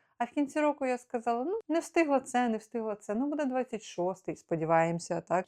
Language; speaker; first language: Ukrainian; non-native, local second language; Russian